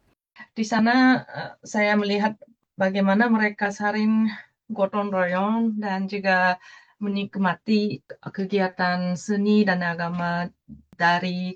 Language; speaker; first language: Indonesian; non-native, fluent; Japanese